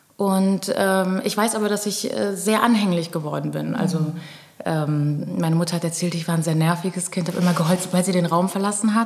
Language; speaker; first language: German; early bilingual, other home language; Portuguese